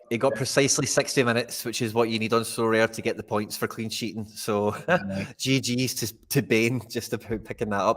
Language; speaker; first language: English; native; English